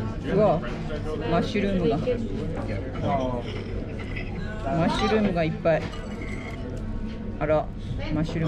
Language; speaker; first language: Japanese; native; Japanese